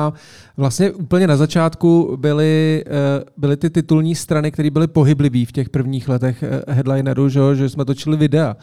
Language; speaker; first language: Czech; native; Czech